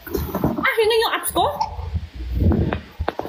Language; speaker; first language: Filipino; non-native, learner; Chinese